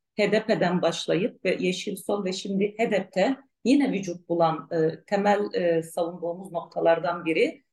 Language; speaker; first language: Turkish; non-native, local second language; Arabic